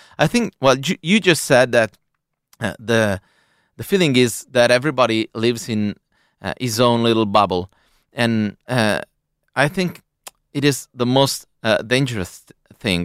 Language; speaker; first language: English; non-native, fluent; Italian